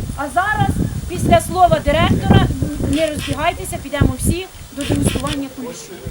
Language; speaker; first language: Ukrainian; native; Ukrainian